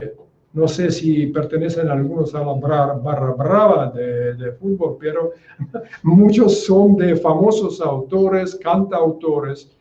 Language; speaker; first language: Spanish; non-native, fluent; Russian